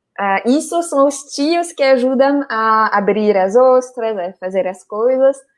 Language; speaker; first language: Portuguese; non-native, fluent; French